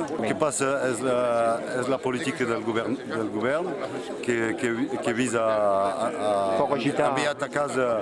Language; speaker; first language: Catalan; non-native, local second language; French